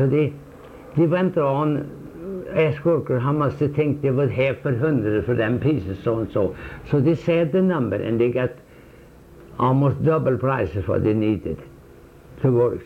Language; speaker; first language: English; non-native, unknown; Swedish